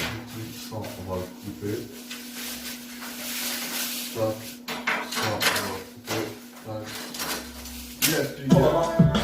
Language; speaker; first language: French; native; French